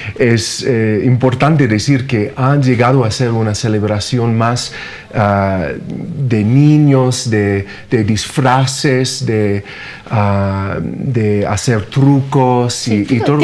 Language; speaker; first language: Spanish; non-native, fluent; English